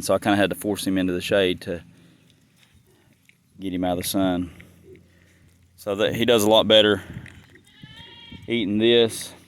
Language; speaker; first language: English; native; English